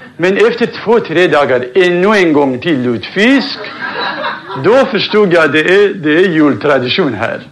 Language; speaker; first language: Swedish; non-native, fluent; Central Kurdish